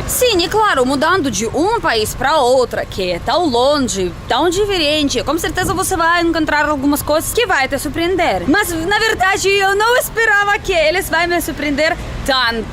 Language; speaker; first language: Portuguese; non-native, fluent; Russian